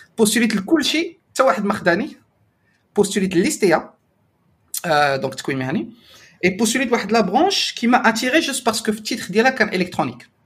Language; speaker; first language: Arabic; native; Arabic